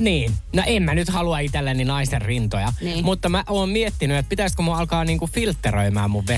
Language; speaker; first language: Finnish; native; Finnish